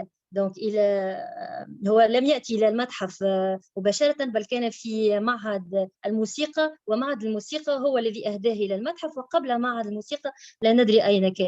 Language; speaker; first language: Arabic; native; Arabic